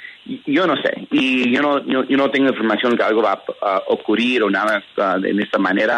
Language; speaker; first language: Spanish; early bilingual, heritage; Spanish